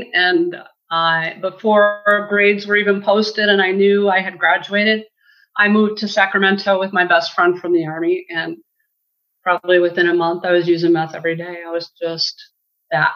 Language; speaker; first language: English; native; English